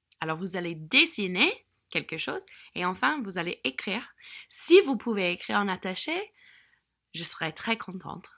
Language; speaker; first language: French; non-native, fluent; English